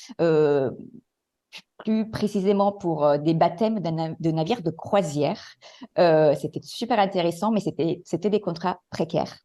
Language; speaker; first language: French; non-native, fluent; Italian